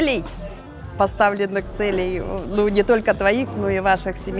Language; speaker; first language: Russian; native; Russian